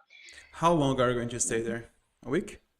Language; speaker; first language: English; non-native, fluent; Portuguese